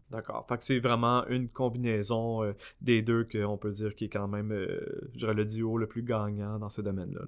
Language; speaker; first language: French; native; French